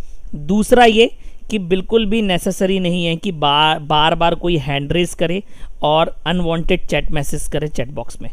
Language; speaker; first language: Hindi; native; Hindi